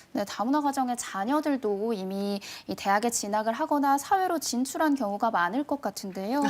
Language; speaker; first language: Korean; native; Korean